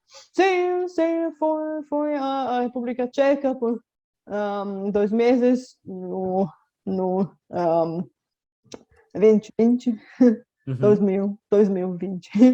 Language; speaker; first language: Portuguese; non-native, fluent; Bulgarian